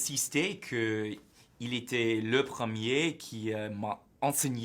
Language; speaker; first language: French; non-native, fluent; English